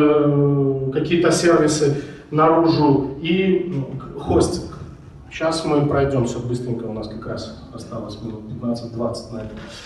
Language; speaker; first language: Russian; native; Russian